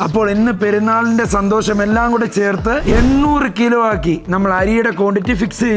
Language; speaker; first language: Malayalam; native; Malayalam